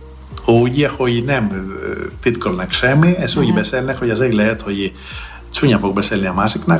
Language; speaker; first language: Hungarian; non-native, fluent; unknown